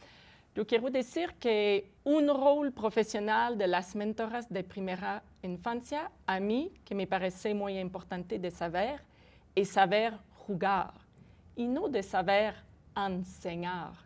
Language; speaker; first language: Spanish; non-native, fluent; French